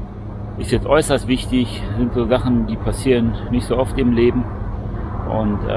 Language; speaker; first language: German; native; German